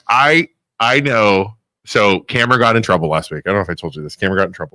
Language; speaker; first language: English; native; English